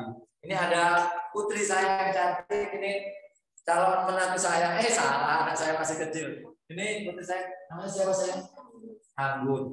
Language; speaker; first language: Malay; non-native, local second language; Javanese